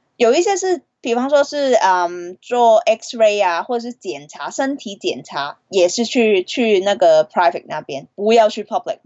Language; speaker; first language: Chinese; non-native, fluent; Cantonese